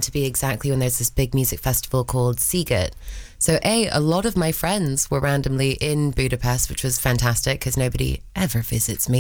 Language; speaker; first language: English; early bilingual, other home language; Spanish